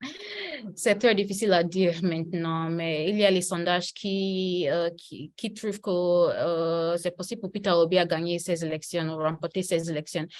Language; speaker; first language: French; non-native, learner; Yoruba